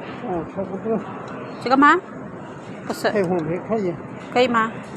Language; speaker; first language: Chinese; non-native, learner; Filipino